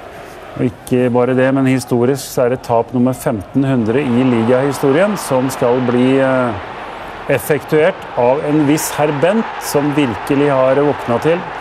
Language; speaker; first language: Norwegian; native; Norwegian